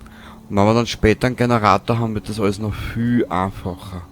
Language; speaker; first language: German; native; German